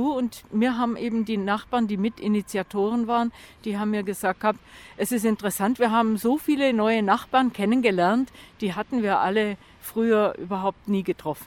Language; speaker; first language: German; native; German